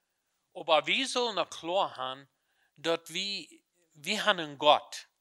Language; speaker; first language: German; non-native, learner; Plautdietsch